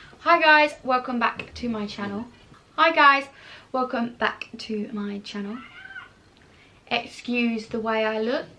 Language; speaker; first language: English; native; English